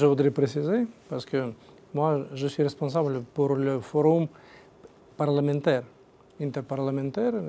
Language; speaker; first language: French; non-native, learner; Russian